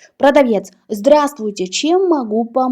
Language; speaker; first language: Russian; non-native, fluent; Uzbek